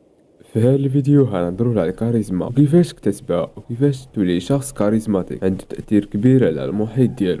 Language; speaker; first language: Arabic; native; Arabic